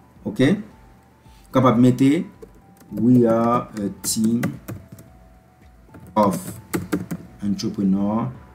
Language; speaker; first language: English; non-native, learner; Haitian Creole